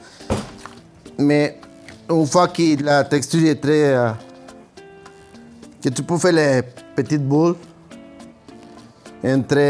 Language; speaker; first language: French; non-native, learner; Spanish